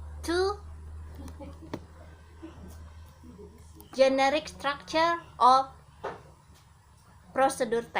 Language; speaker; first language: English; non-native, learner; Indonesian